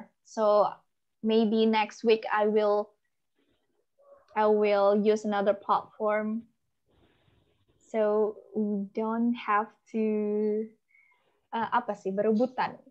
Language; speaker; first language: English; non-native, learner; Indonesian